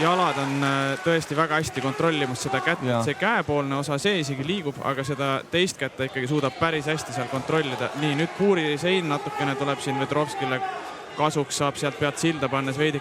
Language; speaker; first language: Estonian; native; Estonian